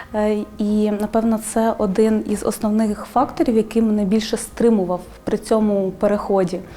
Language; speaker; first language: Ukrainian; non-native, local second language; Russian